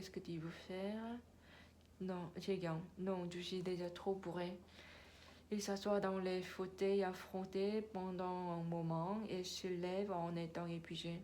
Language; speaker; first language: French; non-native, learner; Korean